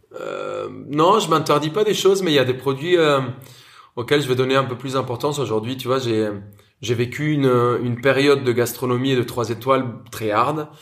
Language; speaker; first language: French; non-native, fluent; Spanish